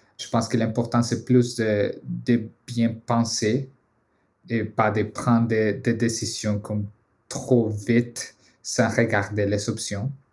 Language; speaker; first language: French; non-native, fluent; Spanish